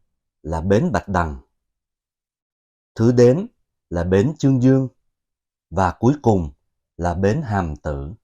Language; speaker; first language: Vietnamese; native; Vietnamese